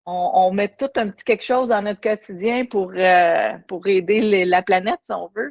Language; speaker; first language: French; native; French